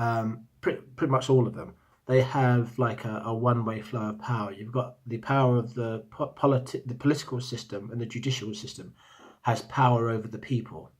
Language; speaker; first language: English; native; English